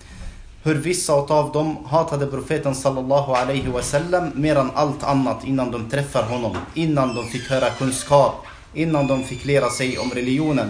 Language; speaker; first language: Swedish; non-native, fluent; Arabic